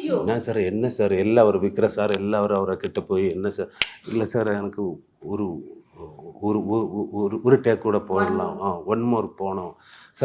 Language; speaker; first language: Tamil; non-native, learner; Malayalam